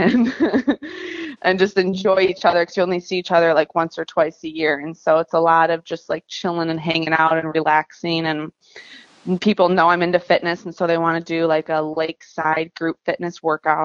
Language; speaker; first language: English; native; English